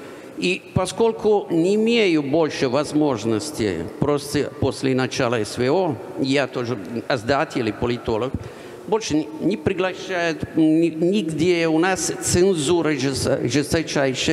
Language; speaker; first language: Russian; non-native, fluent; Italian